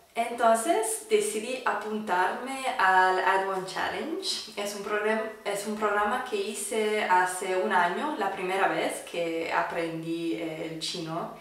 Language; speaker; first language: Spanish; non-native, fluent; English